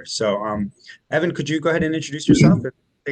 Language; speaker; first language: English; native; English